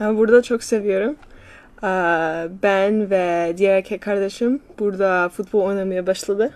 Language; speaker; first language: Turkish; early bilingual, other home language; English